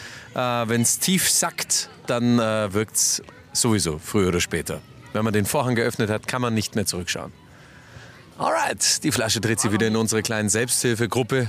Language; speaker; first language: German; native; German